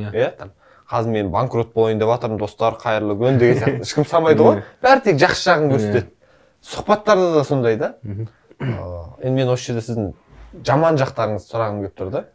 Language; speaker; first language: Kazakh; native; Kazakh